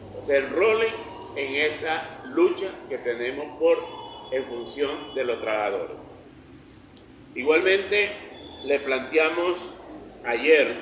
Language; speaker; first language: Spanish; native; Spanish